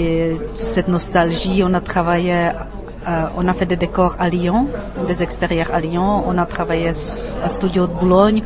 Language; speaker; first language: French; non-native, fluent; Czech